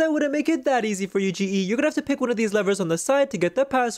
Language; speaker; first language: English; native; English